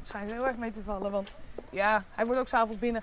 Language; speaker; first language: Dutch; native; Dutch